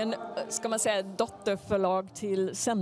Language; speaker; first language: Swedish; non-native, fluent; English